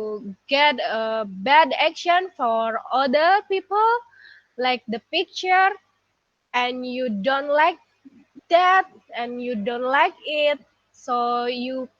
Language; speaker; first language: English; non-native, learner; Indonesian